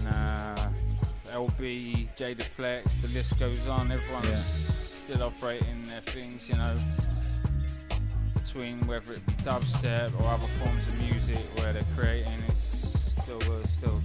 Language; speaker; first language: English; native; English